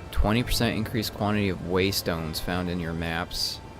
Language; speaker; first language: English; native; English